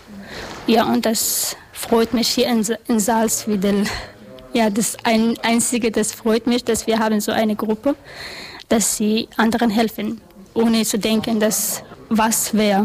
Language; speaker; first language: German; non-native, learner; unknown